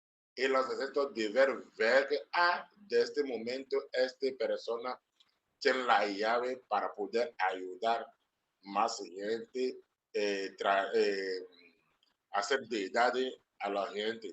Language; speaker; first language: Spanish; non-native, learner; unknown